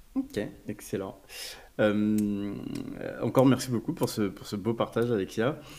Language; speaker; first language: French; native; French